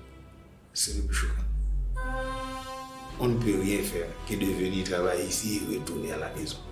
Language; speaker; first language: French; non-native, local second language; Haitian Creole